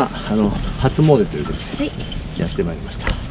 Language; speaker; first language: Japanese; native; Japanese